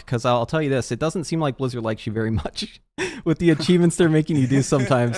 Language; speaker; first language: English; native; English